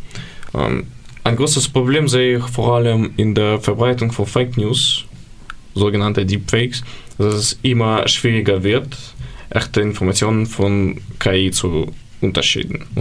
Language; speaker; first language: German; non-native, fluent; Ukrainian